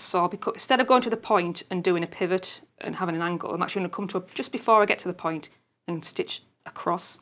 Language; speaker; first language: English; native; English